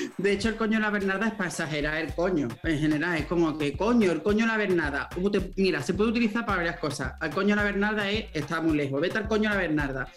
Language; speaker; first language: Spanish; native; Spanish